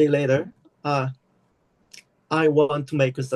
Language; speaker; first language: English; non-native, learner; Korean